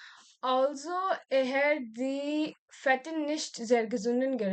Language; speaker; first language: German; non-native, learner; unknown